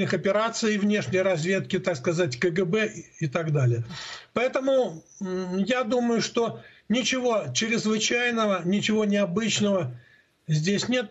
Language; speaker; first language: Russian; native; Russian